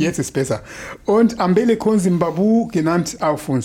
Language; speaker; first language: German; non-native, fluent; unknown